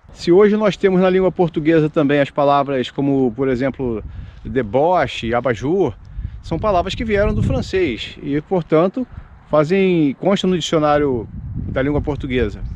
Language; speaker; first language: Portuguese; native; Portuguese